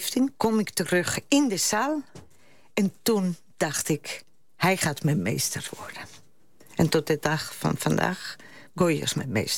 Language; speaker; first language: Dutch; non-native, fluent; Spanish